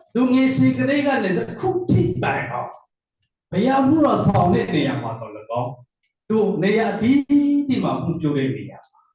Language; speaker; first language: Burmese; non-native, local second language; Hakha Chin